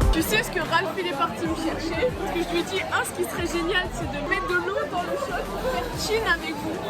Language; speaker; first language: French; native; French